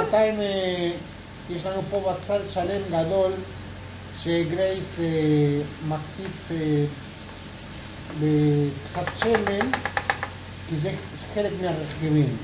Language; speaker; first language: Hebrew; non-native, fluent; Spanish